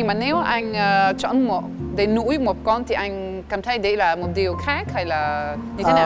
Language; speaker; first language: Vietnamese; non-native, fluent; French